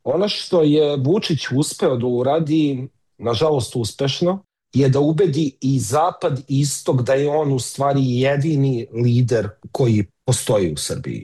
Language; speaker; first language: Serbian; native; Serbian